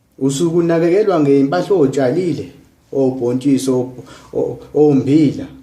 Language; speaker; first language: Zulu; non-native, local second language; English